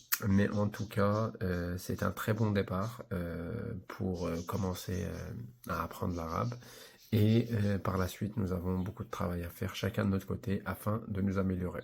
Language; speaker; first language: French; native; French